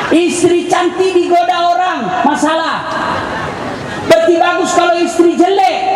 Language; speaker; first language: Indonesian; non-native, local second language; Buginese